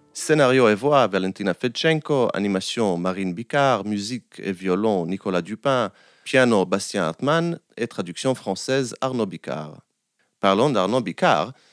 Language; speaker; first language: French; native; French